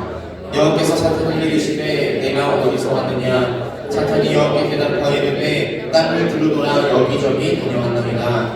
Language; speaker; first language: Korean; native; Korean